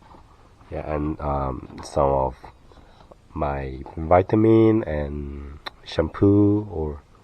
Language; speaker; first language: English; non-native, learner; Korean